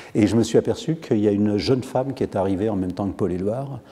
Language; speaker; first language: French; native; French